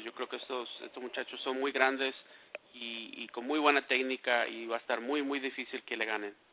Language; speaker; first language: Spanish; native; Spanish